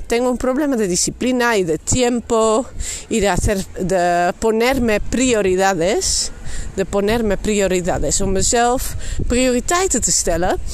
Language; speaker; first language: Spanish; non-native, fluent; Dutch